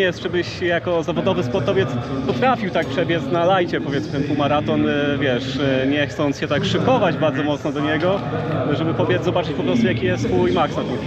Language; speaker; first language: Polish; native; Polish